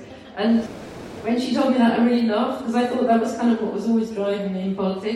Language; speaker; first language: English; native; English